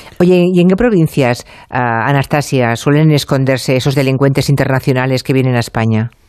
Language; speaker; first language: Spanish; native; Spanish